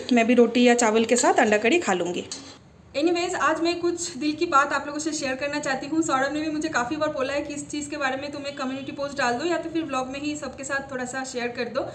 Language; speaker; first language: Hindi; non-native, local second language; Bangla